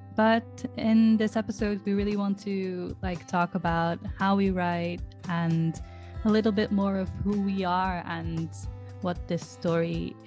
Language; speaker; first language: English; non-native, fluent; Dutch